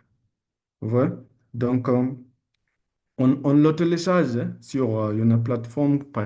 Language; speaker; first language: French; non-native, learner; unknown